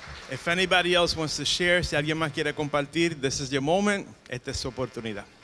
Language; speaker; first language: Spanish; early bilingual, heritage; Spanish